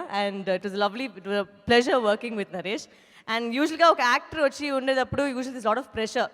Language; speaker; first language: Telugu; non-native, local second language; Tamil